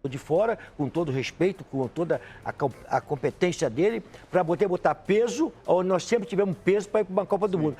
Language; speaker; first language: Portuguese; native; Portuguese